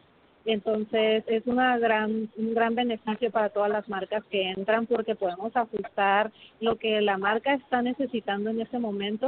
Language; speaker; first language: Spanish; native; Spanish